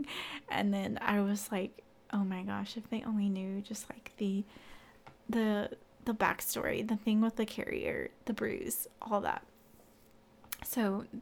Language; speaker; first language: English; native; English